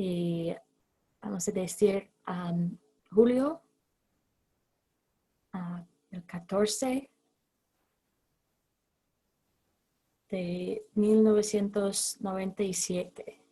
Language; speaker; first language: Spanish; non-native, fluent; English